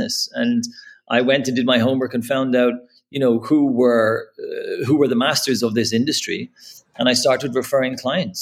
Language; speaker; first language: English; native; English